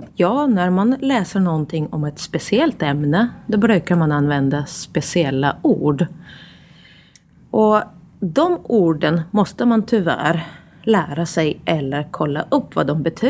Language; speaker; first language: Swedish; non-native, fluent; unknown